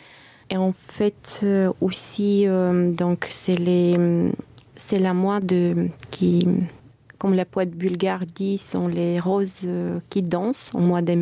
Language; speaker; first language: French; non-native, fluent; Bulgarian